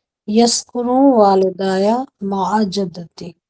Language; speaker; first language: Arabic; non-native, learner; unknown